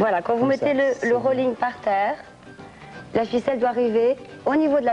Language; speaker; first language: French; native; French